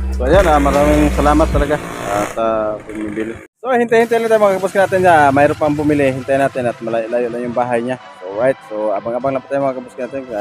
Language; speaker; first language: Filipino; non-native, local second language; Cebuano